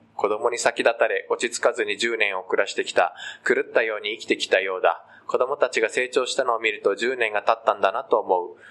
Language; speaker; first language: Japanese; native; Japanese